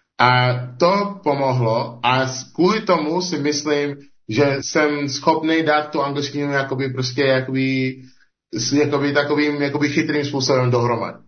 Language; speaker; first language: Czech; early bilingual, heritage; Czech